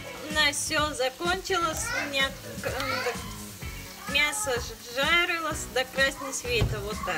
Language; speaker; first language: Russian; non-native, learner; Tajik